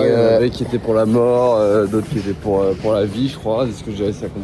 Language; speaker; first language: French; native; French